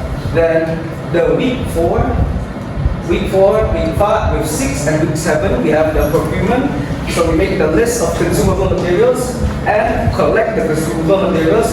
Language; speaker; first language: English; non-native, learner; Indonesian